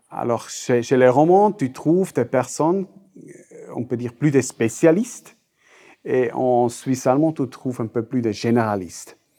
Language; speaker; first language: French; non-native, local second language; Swiss German